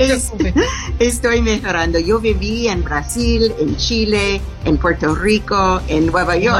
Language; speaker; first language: Spanish; non-native, learner; English